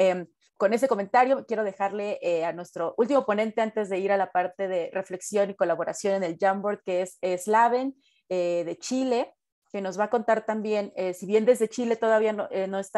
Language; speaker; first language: Spanish; native; Spanish